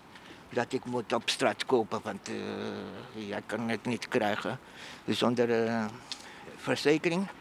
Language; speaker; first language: Dutch; non-native, fluent; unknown